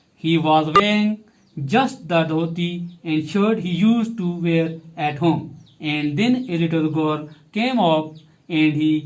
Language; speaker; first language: English; non-native, local second language; Kashmiri